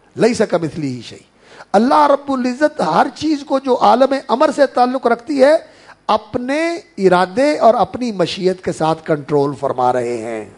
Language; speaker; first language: Urdu; non-native, local second language; Punjabi